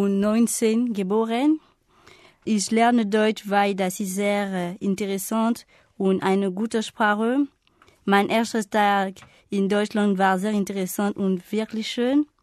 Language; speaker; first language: German; non-native, learner; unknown